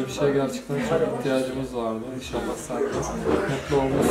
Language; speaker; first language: Turkish; native; Turkish